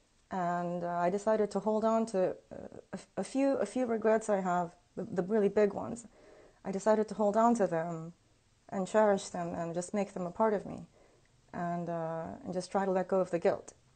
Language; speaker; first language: English; early bilingual, other home language; Japanese